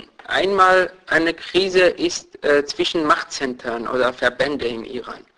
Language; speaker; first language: German; non-native, fluent; Persian